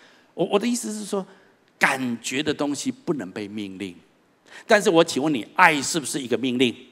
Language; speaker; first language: Chinese; native; Chinese